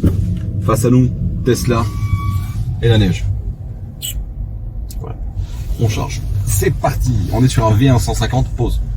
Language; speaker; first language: French; native; French